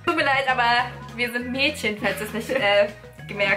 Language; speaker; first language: German; native; German